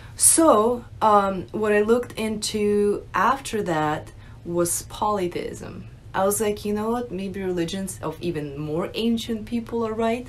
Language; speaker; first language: English; early bilingual, other home language; Russian